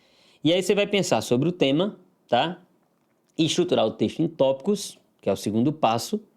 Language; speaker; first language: Portuguese; native; Portuguese